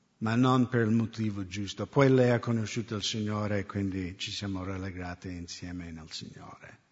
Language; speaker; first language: Italian; non-native, fluent; English